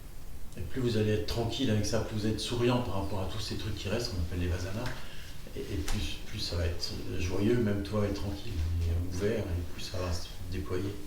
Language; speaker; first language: French; native; French